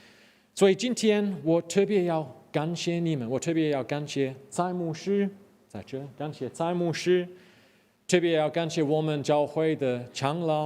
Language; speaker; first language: Chinese; non-native, fluent; English